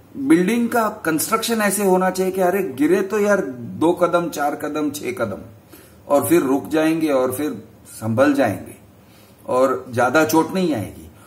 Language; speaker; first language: Hindi; non-native, local second language; Gujarati